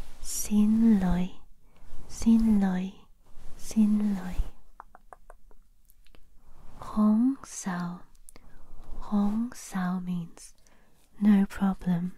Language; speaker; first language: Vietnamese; non-native, learner; English